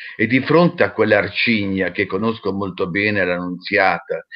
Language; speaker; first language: Italian; native; Italian